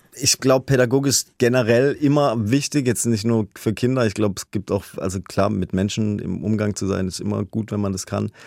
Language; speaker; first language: German; native; German